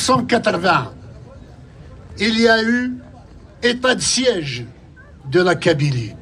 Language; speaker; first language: French; non-native, local second language; Kabyle